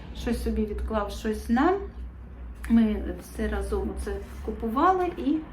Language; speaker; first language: Ukrainian; native; Ukrainian